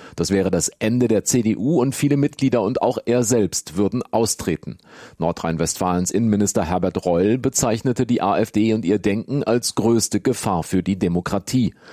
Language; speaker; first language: German; native; German